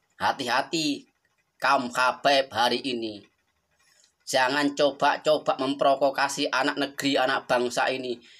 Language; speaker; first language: Indonesian; non-native, local second language; Javanese